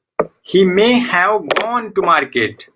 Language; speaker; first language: English; non-native, fluent; Hindi